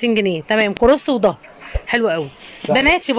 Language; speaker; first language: Arabic; native; Arabic